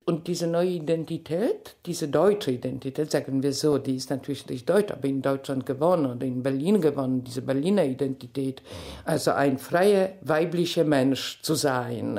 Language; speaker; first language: German; non-native, fluent; Polish